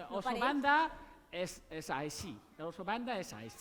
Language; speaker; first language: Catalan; non-native, learner; Chinese